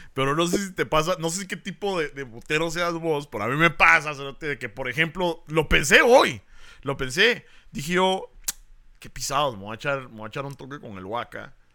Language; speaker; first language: Spanish; native; Spanish